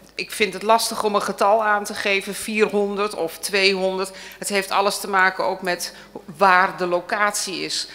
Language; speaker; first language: Dutch; native; Dutch